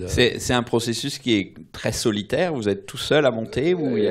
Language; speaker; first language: French; native; French